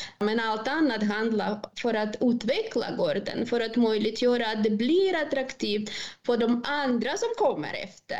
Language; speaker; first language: Swedish; non-native, fluent; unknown